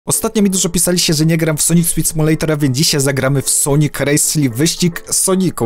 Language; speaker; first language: Polish; native; Polish